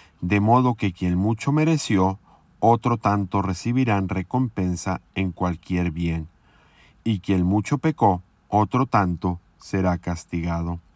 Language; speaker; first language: Spanish; native; Spanish